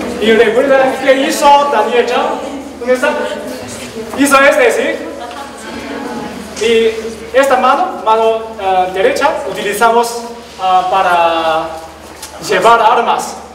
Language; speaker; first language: Spanish; non-native, learner; Chinese